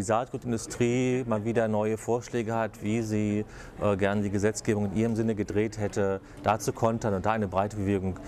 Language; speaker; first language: German; native; German